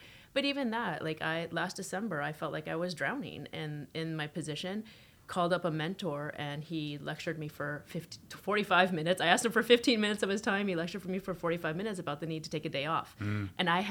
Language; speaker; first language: English; native; English